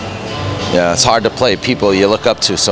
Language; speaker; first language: English; native; English